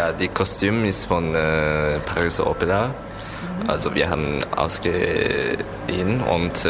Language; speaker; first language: German; non-native, learner; Japanese